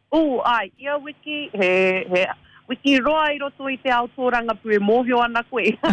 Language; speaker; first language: Māori; non-native, local second language; English